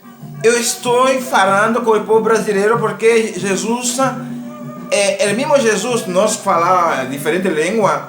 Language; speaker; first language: Portuguese; non-native, learner; Haitian Creole